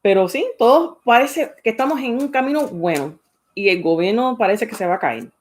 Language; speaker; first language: Spanish; early bilingual, heritage; Spanish